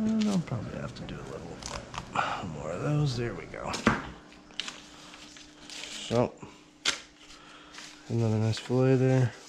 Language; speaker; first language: English; native; English